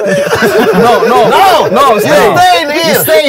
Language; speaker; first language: English; non-native, learner; Indonesian